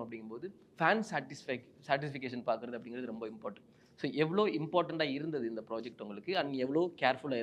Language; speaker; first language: Tamil; native; Tamil